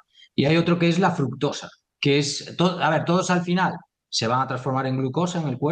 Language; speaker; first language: Spanish; native; Spanish